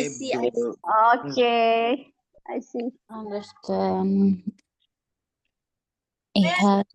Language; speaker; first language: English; non-native, learner; Indonesian